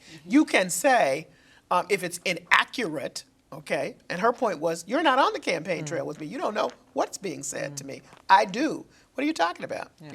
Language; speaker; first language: English; native; English